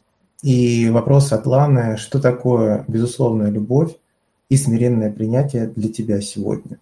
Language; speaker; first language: Russian; native; Russian